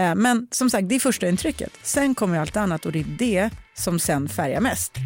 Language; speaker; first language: Swedish; early bilingual, other home language; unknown